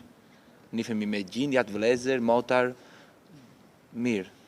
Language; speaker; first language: Albanian; early bilingual, heritage; Albanian